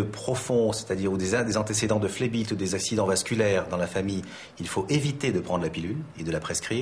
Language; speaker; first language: French; native; French